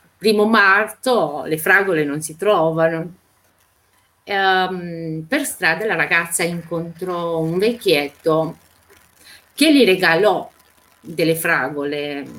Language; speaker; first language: Italian; non-native, fluent; Romanian